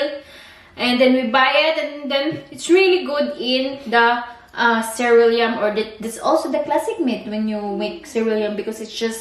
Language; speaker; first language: English; non-native, learner; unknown